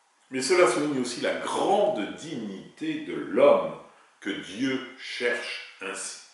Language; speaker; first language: French; native; French